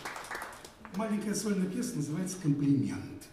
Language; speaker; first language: Russian; native; Russian